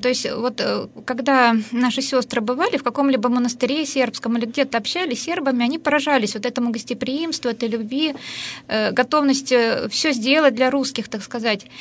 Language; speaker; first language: Russian; native; Russian